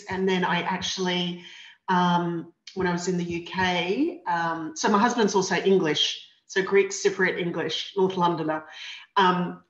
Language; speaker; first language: English; native; English